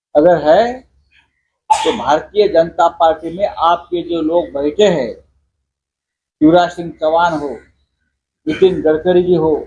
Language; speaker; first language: Hindi; non-native, local second language; Marathi